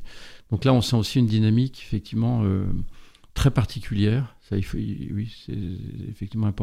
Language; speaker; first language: French; native; French